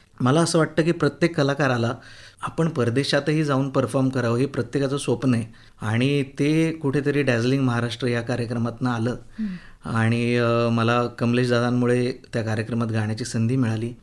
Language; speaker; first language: Marathi; native; Marathi